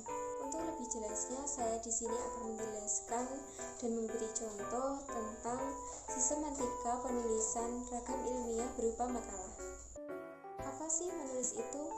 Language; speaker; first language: Indonesian; native; Indonesian